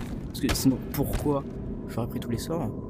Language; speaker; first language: French; native; French